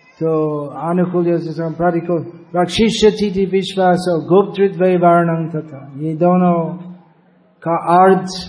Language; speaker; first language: Hindi; non-native, fluent; English